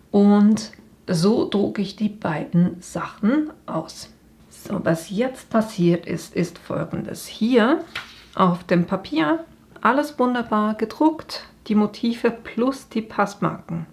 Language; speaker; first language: German; native; German